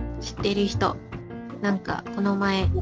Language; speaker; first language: Japanese; non-native, learner; Malay